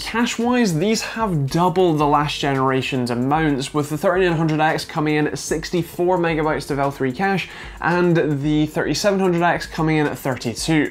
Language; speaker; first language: English; native; English